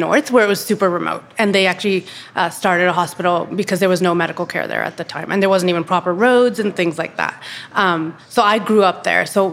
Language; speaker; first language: English; non-native, local second language; Urdu